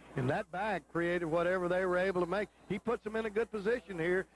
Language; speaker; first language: English; native; English